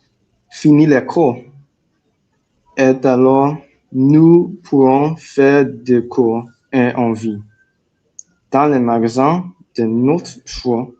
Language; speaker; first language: French; non-native, learner; English